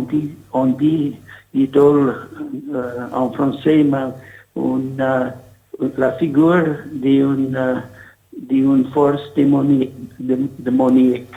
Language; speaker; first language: French; non-native, learner; English